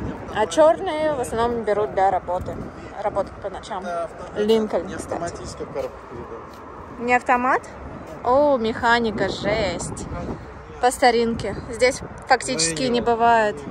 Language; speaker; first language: Russian; native; Russian